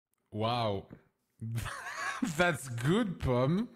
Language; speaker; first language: English; non-native, fluent; French